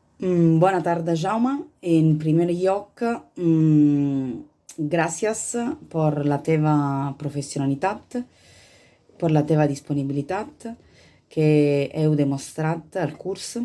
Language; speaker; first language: Catalan; non-native, learner; Italian